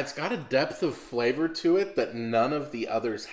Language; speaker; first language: English; native; English